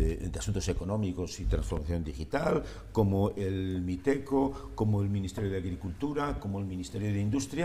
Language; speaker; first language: Spanish; native; Spanish